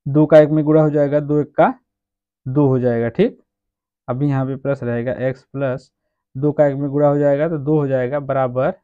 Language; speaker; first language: Hindi; native; Hindi